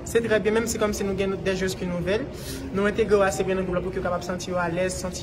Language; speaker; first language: French; non-native, learner; Haitian Creole